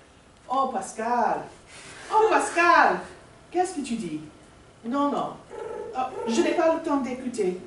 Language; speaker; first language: French; non-native, learner; English